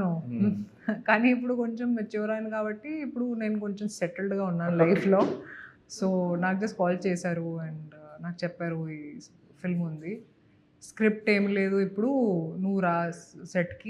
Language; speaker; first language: Telugu; non-native, fluent; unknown